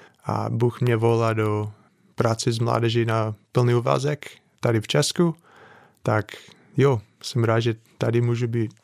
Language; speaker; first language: Czech; non-native, fluent; English